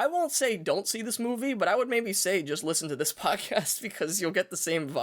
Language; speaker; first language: English; native; English